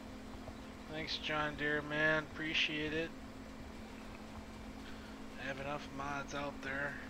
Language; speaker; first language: English; native; English